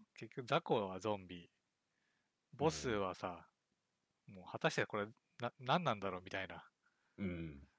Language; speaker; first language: Japanese; native; Japanese